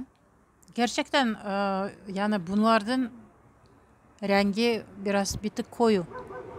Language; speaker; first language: Turkish; non-native, learner; Russian